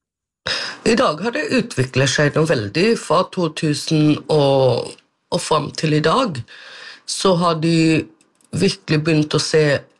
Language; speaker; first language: Norwegian; non-native, local second language; Romany